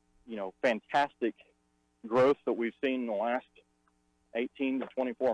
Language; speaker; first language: English; native; English